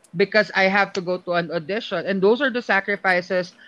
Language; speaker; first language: English; non-native, local second language; Filipino